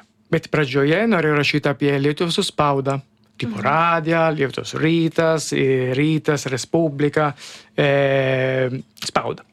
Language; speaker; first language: Lithuanian; non-native, learner; Italian